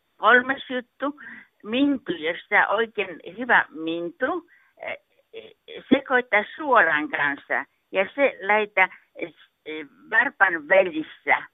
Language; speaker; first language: Finnish; non-native, learner; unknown